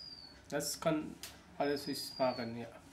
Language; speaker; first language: German; non-native, learner; Sinhala